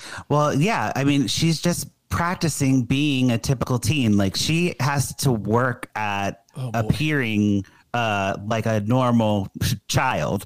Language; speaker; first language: English; native; English